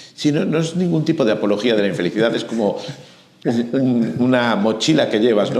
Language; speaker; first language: Spanish; native; Spanish